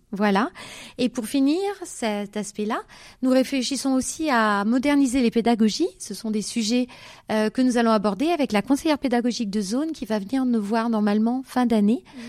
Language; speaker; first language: French; native; French